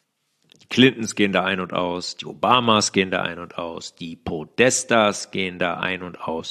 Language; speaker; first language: German; native; German